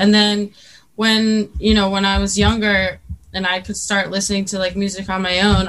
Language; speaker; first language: English; native; English